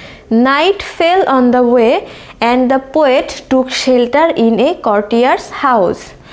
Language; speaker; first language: English; non-native, local second language; Bangla